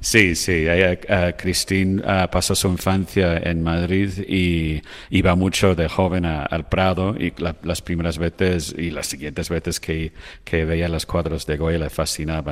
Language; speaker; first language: Spanish; non-native, fluent; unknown